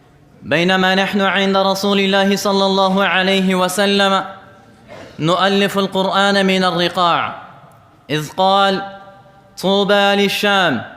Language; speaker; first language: Arabic; non-native, fluent; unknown